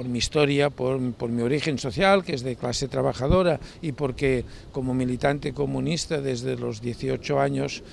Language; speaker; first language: Spanish; native; Spanish